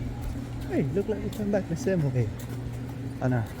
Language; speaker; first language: English; non-native, learner; Vietnamese